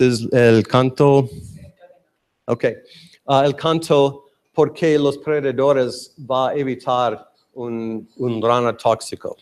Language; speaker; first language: Spanish; non-native, learner; English